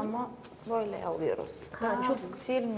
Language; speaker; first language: Turkish; non-native, learner; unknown